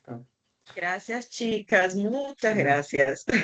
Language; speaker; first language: Spanish; non-native, fluent; Portuguese